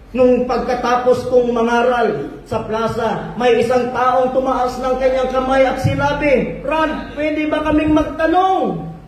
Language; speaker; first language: Filipino; non-native, local second language; Cebuano